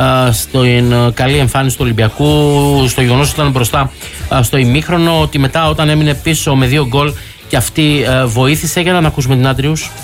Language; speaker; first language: Greek; native; Greek